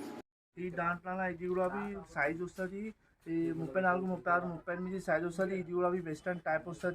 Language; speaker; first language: Telugu; non-native, local second language; Hindi